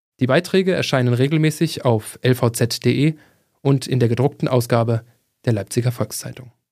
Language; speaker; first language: German; native; German